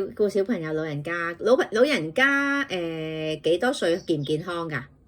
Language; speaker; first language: Cantonese; native; Cantonese